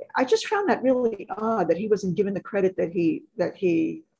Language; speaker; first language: English; native; English